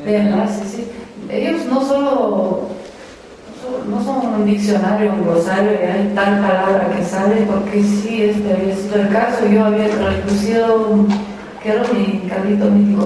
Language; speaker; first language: Spanish; non-native, fluent; Romanian